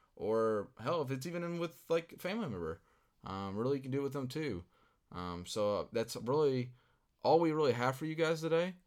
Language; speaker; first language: English; native; English